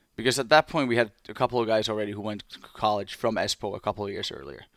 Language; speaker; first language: English; non-native, fluent; Finnish